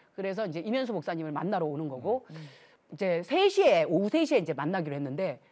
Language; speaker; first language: Korean; native; Korean